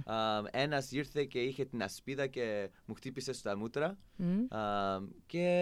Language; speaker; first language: Greek; non-native, fluent; English